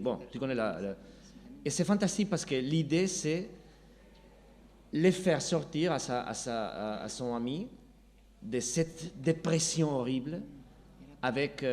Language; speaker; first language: French; non-native, fluent; Spanish